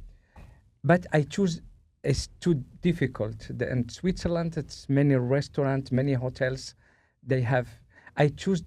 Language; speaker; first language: English; non-native, learner; Spanish